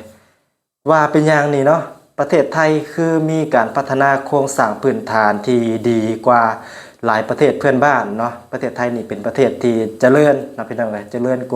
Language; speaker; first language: Thai; non-native, local second language; Lao